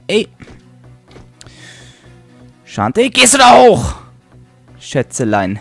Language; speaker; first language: German; native; German